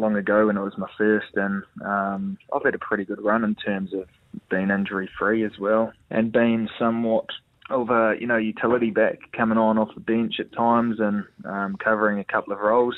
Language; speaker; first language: English; native; English